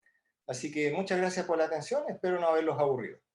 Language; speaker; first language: Spanish; native; Spanish